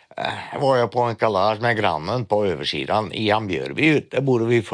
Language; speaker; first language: Swedish; non-native, learner; Dutch